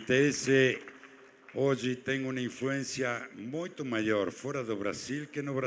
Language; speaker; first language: Portuguese; non-native, fluent; Spanish